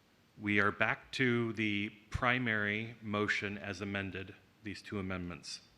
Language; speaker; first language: English; native; English